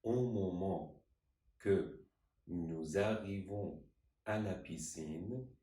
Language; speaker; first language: French; non-native, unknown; Persian